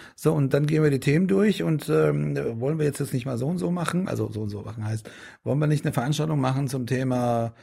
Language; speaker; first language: German; early bilingual, other home language; Persian